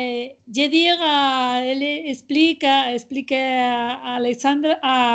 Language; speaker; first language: French; non-native, learner; Catalan